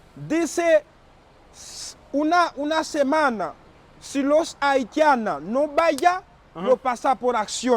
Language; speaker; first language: Spanish; non-native, learner; Haitian Creole